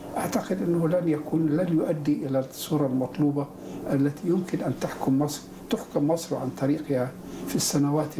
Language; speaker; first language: Arabic; native; Arabic